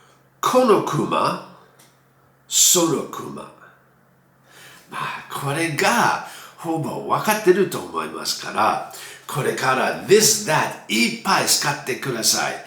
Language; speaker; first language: Japanese; non-native, fluent; English